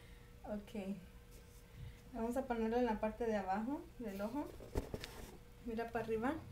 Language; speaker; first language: Spanish; early bilingual, heritage; Spanish